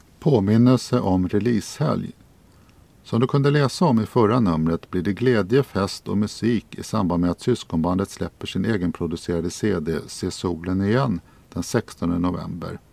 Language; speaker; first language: Swedish; native; Swedish